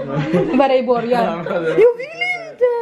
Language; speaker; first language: Swedish; non-native, learner; Indonesian